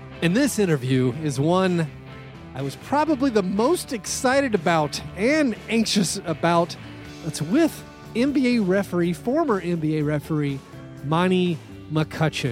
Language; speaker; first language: English; native; English